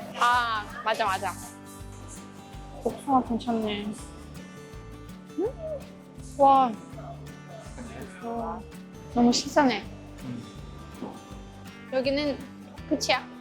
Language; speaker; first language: Korean; non-native, fluent; Russian